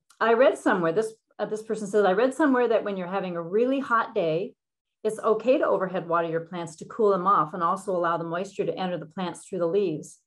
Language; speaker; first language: English; native; English